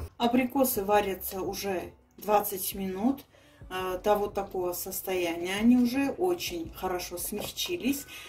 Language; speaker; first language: Russian; non-native, local second language; Armenian